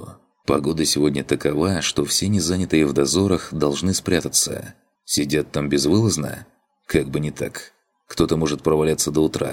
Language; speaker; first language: Russian; native; Russian